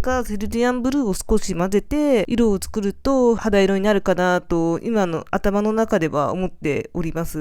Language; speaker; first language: Japanese; native; Japanese